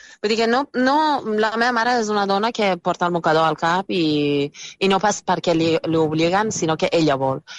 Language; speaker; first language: Catalan; non-native, fluent; Persian